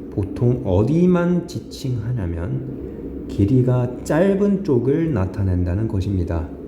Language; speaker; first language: Korean; native; Korean